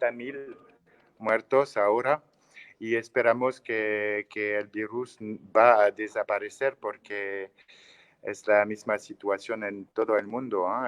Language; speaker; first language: Spanish; non-native, learner; French